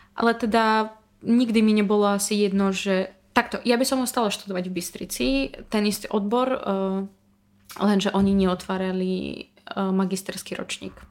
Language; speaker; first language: Slovak; non-native, fluent; Russian